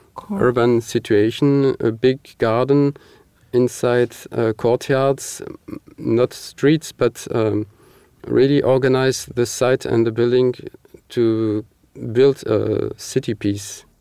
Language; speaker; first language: English; non-native, fluent; French